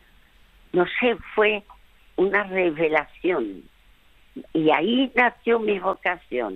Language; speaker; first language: Spanish; early bilingual, other home language; French